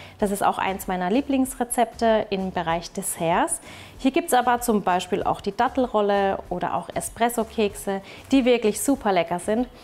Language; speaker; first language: German; early bilingual, other home language; Turkish